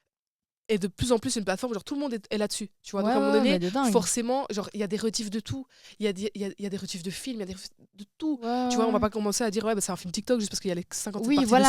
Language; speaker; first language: French; native; French